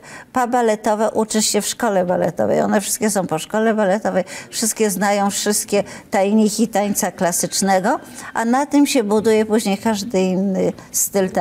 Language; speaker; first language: Polish; native; Polish